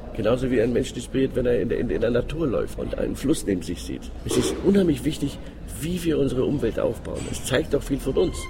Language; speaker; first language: German; non-native, fluent; Greek